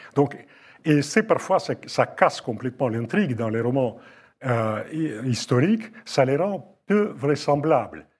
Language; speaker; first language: French; non-native, fluent; Russian